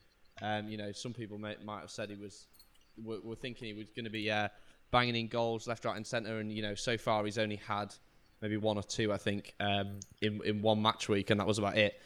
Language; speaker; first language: English; native; English